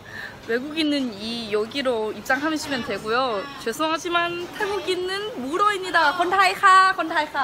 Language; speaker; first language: Korean; non-native, fluent; Thai